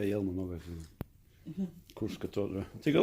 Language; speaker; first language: Russian; non-native, learner; English